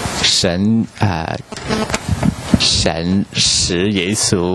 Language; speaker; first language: Chinese; non-native, learner; English